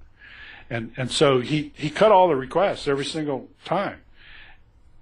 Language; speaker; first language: English; native; English